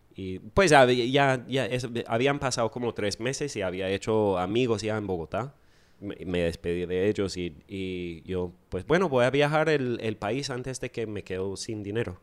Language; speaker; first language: Spanish; non-native, fluent; English